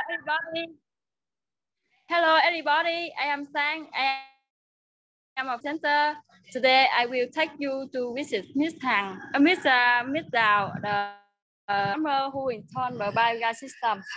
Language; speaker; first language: English; non-native, learner; Vietnamese